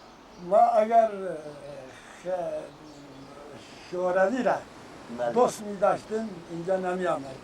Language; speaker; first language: Persian; non-native, local second language; Kyrgyz